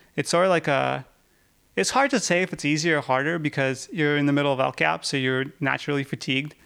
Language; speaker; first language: English; early bilingual, other home language; Russian